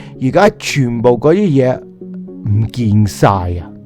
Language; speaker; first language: Cantonese; early bilingual, heritage; Cantonese